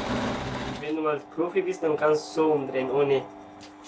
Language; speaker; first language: German; non-native, learner; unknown